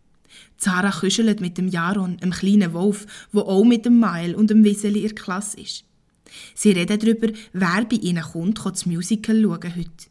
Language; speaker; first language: German; native; German